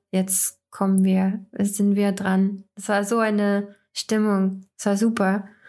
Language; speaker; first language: German; non-native, fluent; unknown